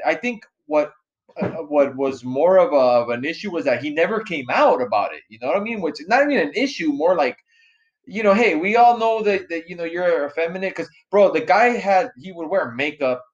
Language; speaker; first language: English; early bilingual, other home language; Spanish